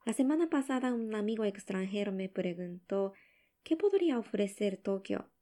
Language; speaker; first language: Spanish; non-native, learner; Japanese